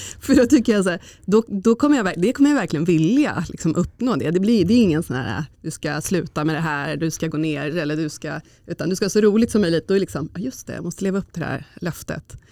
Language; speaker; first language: Swedish; native; Swedish